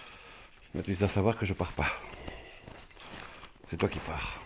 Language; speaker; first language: French; native; French